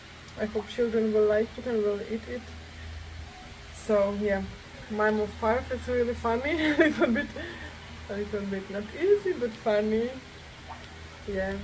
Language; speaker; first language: English; non-native, learner; Russian